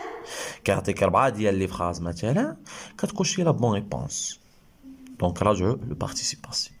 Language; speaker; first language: Arabic; native; Arabic